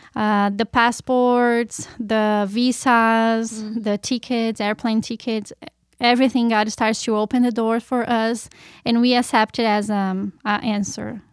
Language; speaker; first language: English; non-native, fluent; Portuguese